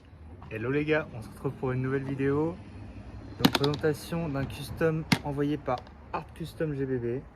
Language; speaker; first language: French; native; French